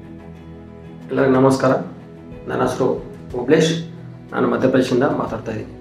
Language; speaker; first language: Kannada; non-native, local second language; Telugu